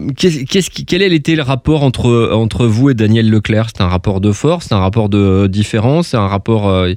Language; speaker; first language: French; native; French